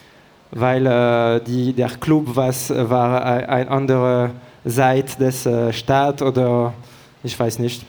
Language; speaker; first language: German; non-native, learner; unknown